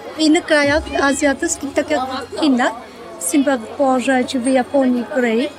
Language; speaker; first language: Polish; non-native, learner; Vietnamese